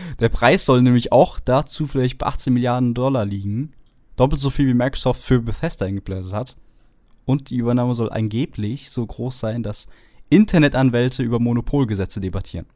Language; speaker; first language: German; native; German